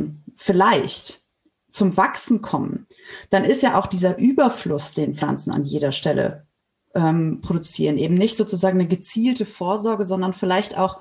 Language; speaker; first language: German; native; German